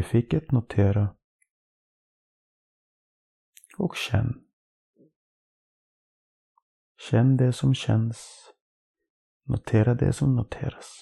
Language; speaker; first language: Swedish; non-native, fluent; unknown